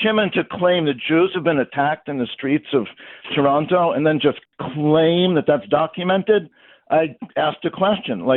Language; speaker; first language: English; native; English